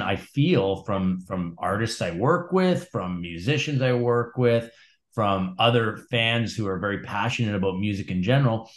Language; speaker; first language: English; native; English